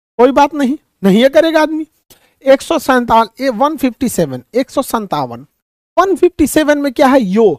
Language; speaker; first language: Hindi; native; Hindi